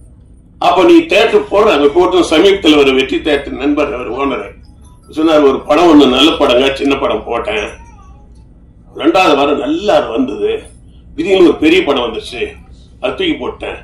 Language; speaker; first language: Tamil; native; Tamil